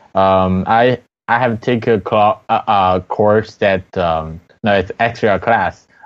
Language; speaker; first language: English; non-native, fluent; Chinese